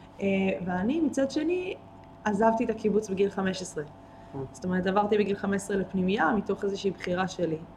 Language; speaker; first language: Hebrew; native; Hebrew